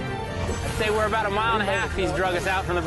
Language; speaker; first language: English; native; English